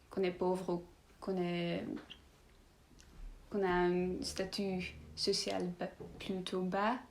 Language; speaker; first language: French; non-native, learner; Dutch